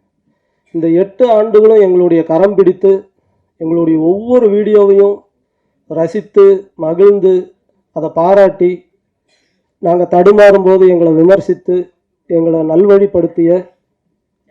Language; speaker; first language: Tamil; native; Tamil